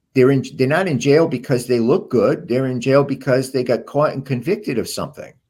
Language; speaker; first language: English; native; English